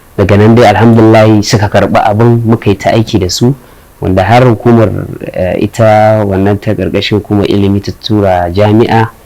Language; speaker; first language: Hausa; native; Hausa